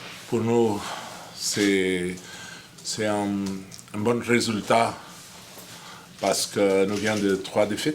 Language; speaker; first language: French; non-native, fluent; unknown